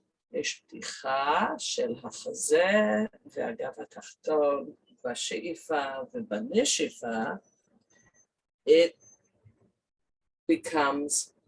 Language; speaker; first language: Hebrew; non-native, fluent; English